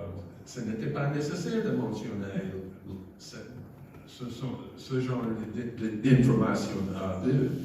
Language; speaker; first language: French; non-native, fluent; English